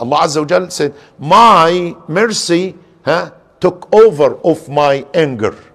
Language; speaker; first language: English; non-native, fluent; Arabic